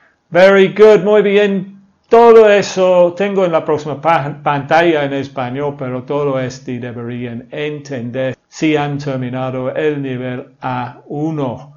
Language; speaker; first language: Spanish; non-native, fluent; English